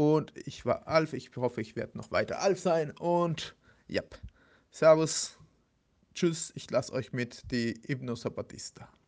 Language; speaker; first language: German; non-native, fluent; Spanish